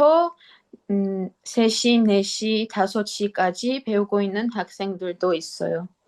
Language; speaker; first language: Korean; non-native, learner; Armenian